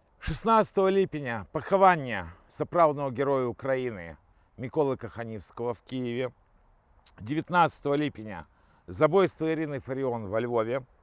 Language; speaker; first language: Belarusian; non-native, local second language; Russian